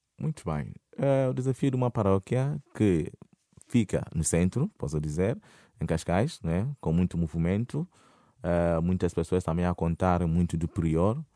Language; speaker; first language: Portuguese; non-native, fluent; Akan